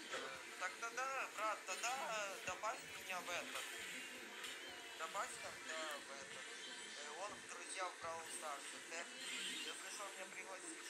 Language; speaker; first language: Russian; native; Russian